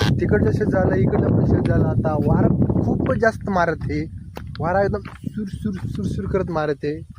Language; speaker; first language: Marathi; non-native, local second language; Lambadi